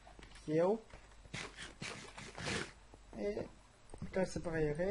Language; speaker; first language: Bulgarian; native; Bulgarian